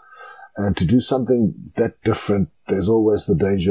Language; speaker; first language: English; non-native, local second language; Afrikaans